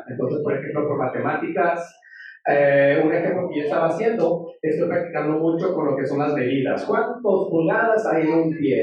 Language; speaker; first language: Spanish; native; Spanish